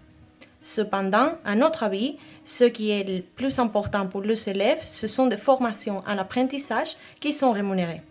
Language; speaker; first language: French; non-native, fluent; Spanish